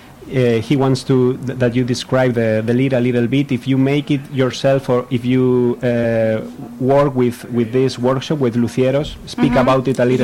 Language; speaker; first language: English; non-native, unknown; Spanish